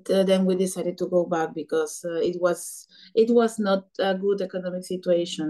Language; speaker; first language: English; non-native, fluent; Spanish